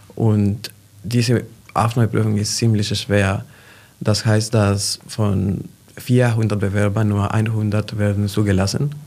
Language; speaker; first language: German; non-native, fluent; Spanish